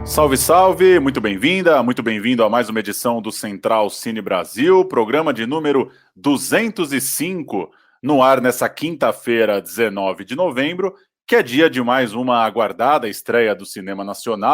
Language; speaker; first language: Portuguese; native; Portuguese